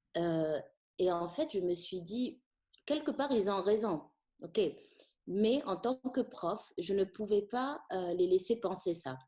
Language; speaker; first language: French; non-native, local second language; Arabic